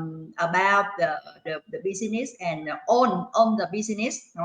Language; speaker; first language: English; non-native, learner; Vietnamese